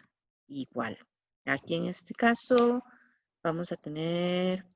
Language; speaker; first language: Spanish; native; Spanish